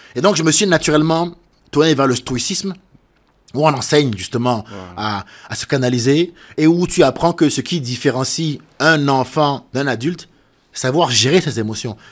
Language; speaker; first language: French; native; French